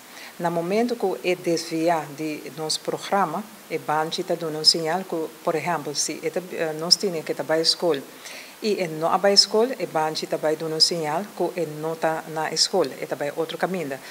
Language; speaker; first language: Portuguese; non-native, learner; Papiamento